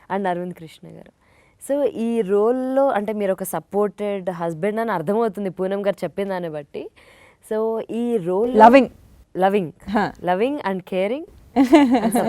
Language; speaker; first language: Telugu; native; Telugu